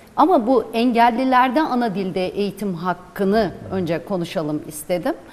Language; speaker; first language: Turkish; non-native, local second language; Kurdish